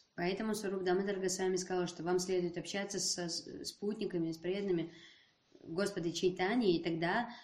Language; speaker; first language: Russian; native; Russian